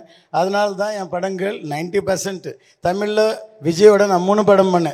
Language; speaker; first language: Tamil; non-native, local second language; Telugu